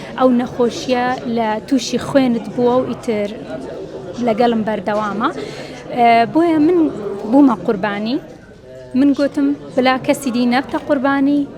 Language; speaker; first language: Central Kurdish; non-native, local second language; Kurdish